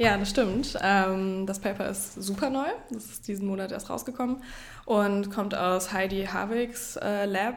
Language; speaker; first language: German; native; German